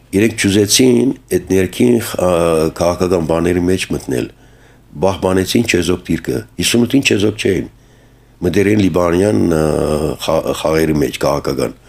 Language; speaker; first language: Armenian; early bilingual, heritage; Armenian